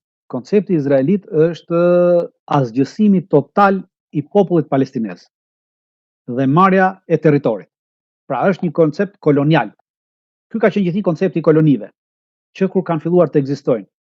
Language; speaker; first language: Albanian; native; Albanian